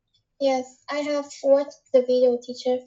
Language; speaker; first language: English; non-native, learner; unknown